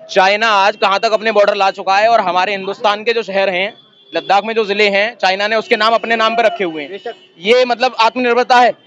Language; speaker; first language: Hindi; native; Hindi